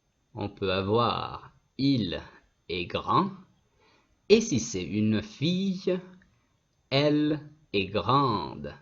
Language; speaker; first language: French; non-native, fluent; Spanish